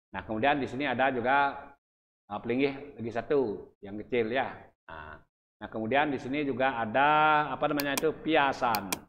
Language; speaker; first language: Indonesian; non-native, local second language; Balinese